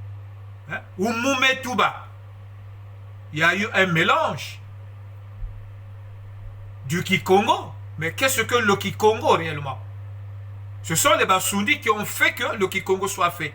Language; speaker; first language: French; non-native, local second language; Kongo